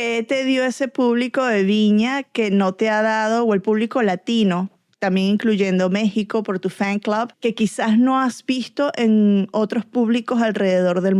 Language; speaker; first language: Spanish; native; Spanish